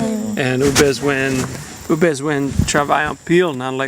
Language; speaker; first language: Haitian Creole; non-native, learner; English